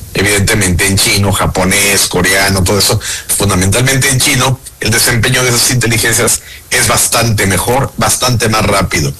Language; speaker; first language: Spanish; native; Spanish